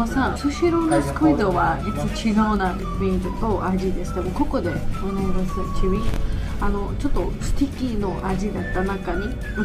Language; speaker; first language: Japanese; non-native, learner; Georgian